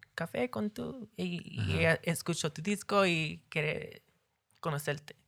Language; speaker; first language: Spanish; early bilingual, heritage; Spanish